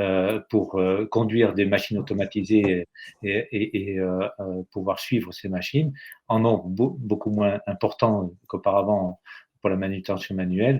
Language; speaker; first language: French; native; French